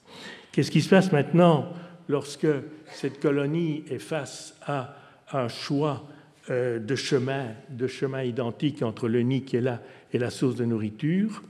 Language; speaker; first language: French; native; French